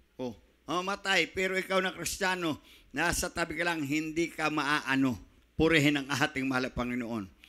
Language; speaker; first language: Filipino; native; Filipino